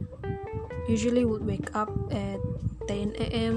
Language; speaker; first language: English; non-native, local second language; Malay